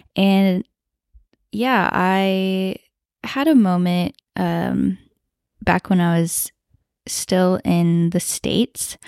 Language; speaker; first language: English; early bilingual, other home language; Chinese